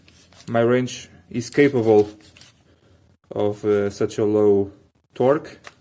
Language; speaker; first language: English; non-native, fluent; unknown